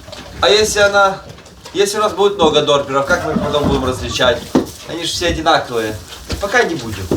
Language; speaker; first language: Russian; native; Russian